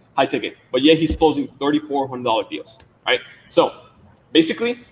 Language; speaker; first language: English; non-native, fluent; Spanish